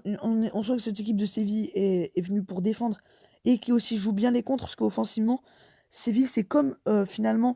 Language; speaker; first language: French; native; French